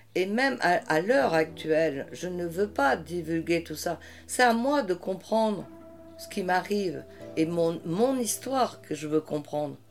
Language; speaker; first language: French; early bilingual, heritage; French